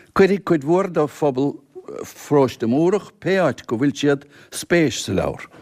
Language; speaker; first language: Irish; native; Irish